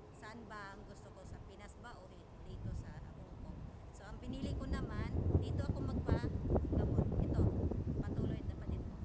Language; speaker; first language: Filipino; non-native, local second language; Cebuano